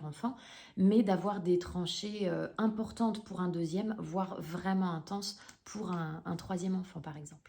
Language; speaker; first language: French; native; French